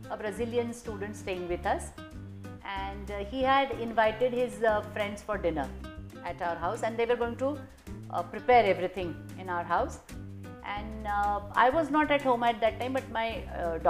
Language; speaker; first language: English; non-native, local second language; Marathi